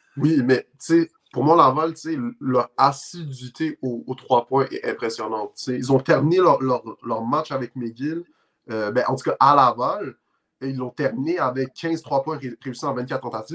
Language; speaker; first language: French; native; French